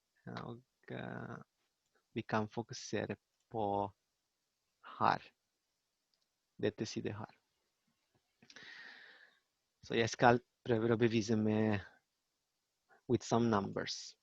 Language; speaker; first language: Norwegian; non-native, learner; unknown